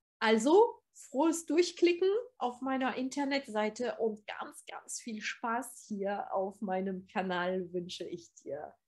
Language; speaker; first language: German; non-native, fluent; French